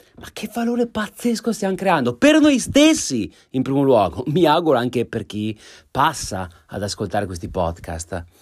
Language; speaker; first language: Italian; native; Italian